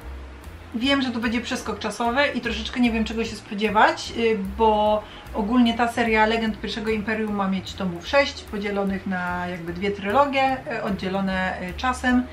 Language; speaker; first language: Polish; native; Polish